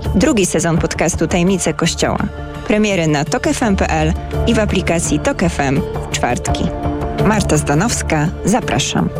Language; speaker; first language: Polish; native; Polish